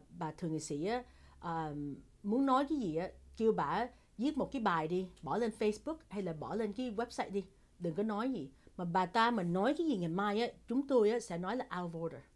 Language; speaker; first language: Vietnamese; early bilingual, heritage; Vietnamese